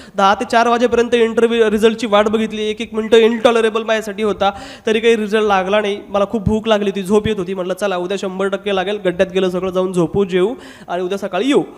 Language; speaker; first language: Marathi; non-native, local second language; Hindi